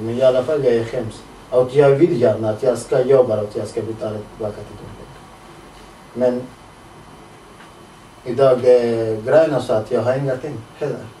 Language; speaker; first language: Swedish; non-native, learner; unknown